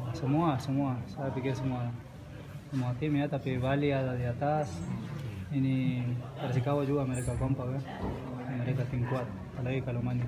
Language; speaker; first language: Indonesian; non-native, learner; Spanish